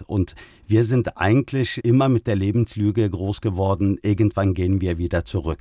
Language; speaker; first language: German; early bilingual, other home language; Turkish